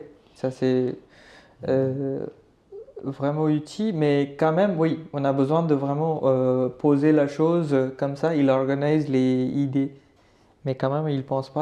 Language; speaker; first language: French; non-native, learner; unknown